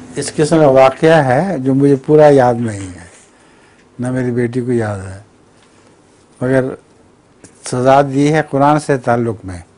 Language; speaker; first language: Urdu; native; Urdu